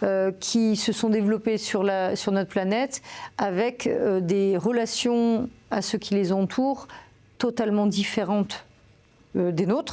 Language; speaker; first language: French; native; French